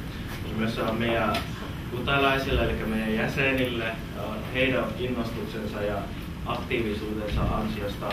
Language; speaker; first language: Finnish; early bilingual, other home language; Persian